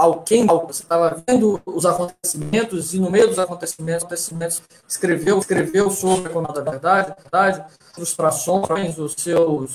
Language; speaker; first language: Portuguese; native; Portuguese